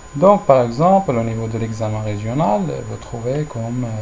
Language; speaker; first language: French; non-native, local second language; Arabic